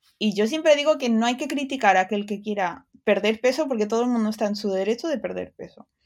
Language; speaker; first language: Spanish; early bilingual, other home language; English